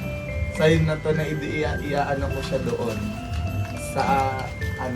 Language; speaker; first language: Filipino; native; Filipino